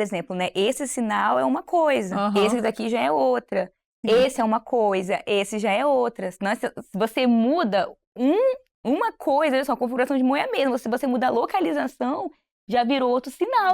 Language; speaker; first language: Portuguese; native; Portuguese